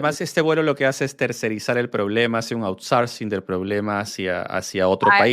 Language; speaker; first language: Spanish; native; Spanish